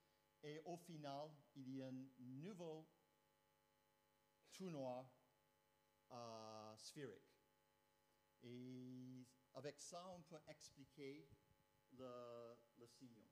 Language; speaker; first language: French; non-native, fluent; English